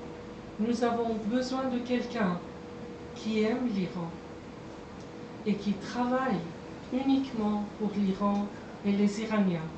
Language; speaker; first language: French; non-native, fluent; Persian